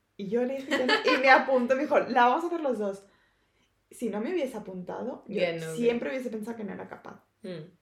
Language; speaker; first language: Spanish; native; Spanish